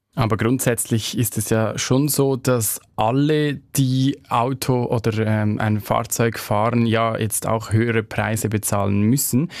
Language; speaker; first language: German; native; German